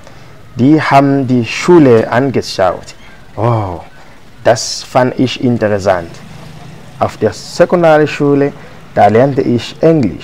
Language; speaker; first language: German; non-native, fluent; Swahili